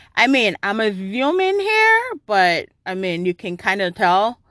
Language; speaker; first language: English; non-native, local second language; Yoruba